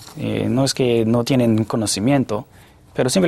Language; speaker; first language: Spanish; non-native, fluent; English